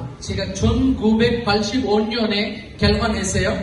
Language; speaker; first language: Korean; non-native, learner; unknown